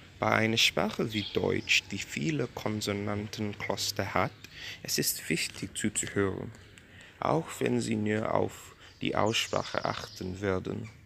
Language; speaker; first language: German; non-native, learner; English